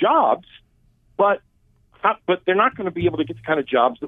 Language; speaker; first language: English; early bilingual, other home language; Armenian